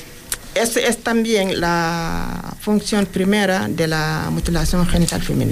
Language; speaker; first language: Spanish; non-native, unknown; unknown